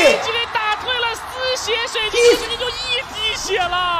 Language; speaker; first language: Chinese; native; Chinese